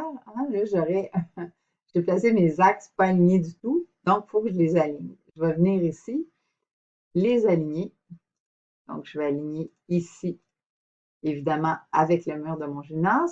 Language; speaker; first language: French; native; French